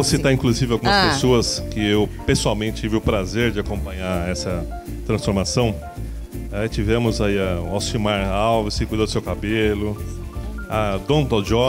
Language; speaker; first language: Portuguese; native; Portuguese